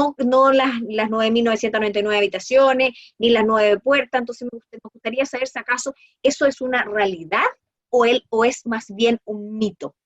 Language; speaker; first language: Spanish; native; Spanish